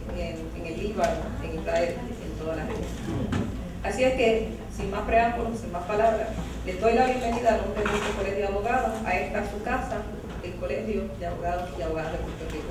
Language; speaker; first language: Spanish; native; Spanish